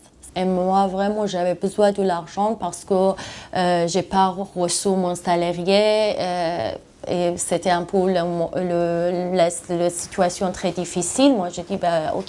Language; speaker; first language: French; non-native, learner; Persian